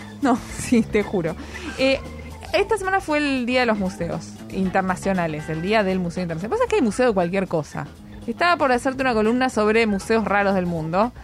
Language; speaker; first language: Spanish; native; Spanish